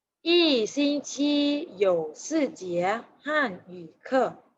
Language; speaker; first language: Chinese; non-native, fluent; Thai